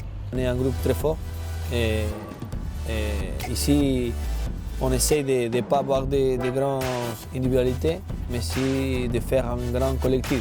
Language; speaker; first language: French; non-native, learner; Spanish